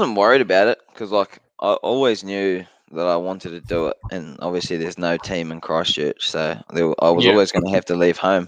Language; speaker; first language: English; native; English